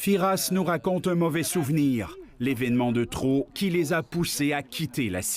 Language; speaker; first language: French; native; French